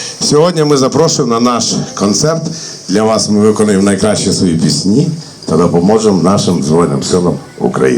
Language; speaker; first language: Ukrainian; native; Ukrainian